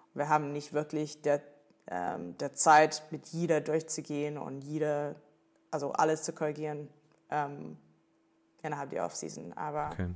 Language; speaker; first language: German; non-native, fluent; English